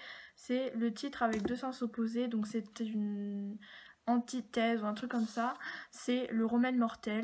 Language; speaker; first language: French; native; French